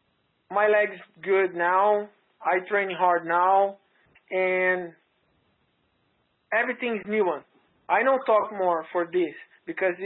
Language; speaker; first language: English; non-native, learner; Portuguese